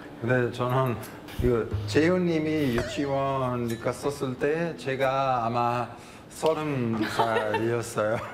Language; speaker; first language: Korean; non-native, fluent; Italian